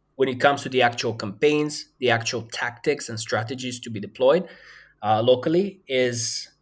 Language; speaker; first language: English; non-native, fluent; Bulgarian